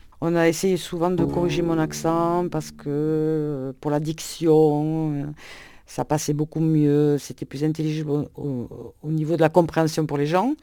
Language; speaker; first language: French; native; French